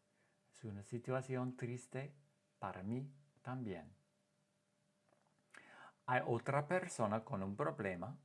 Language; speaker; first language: Spanish; non-native, fluent; English